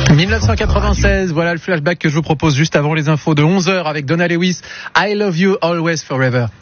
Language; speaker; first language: French; native; French